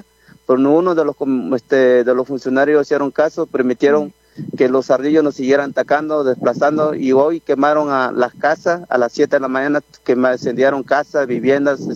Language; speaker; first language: Spanish; non-native, local second language; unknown